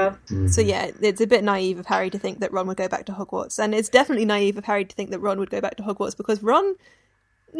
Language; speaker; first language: English; native; English